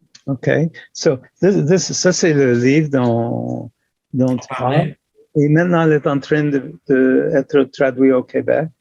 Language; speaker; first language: French; non-native, local second language; English